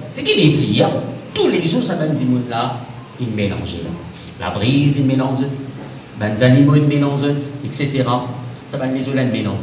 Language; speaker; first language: French; non-native, local second language; Morisyen